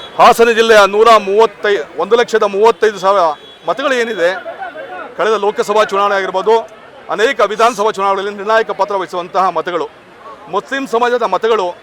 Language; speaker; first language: Kannada; native; Kannada